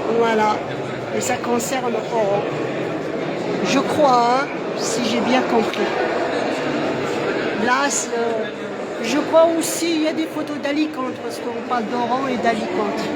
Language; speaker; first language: French; non-native, local second language; Arabic